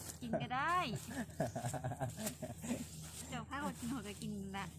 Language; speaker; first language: Thai; non-native, local second language; Lao